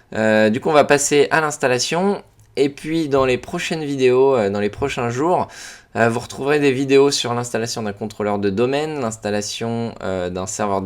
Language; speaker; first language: French; native; French